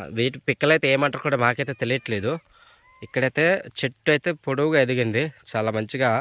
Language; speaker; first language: Telugu; non-native, local second language; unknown